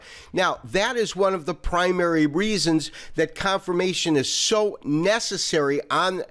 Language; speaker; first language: English; native; English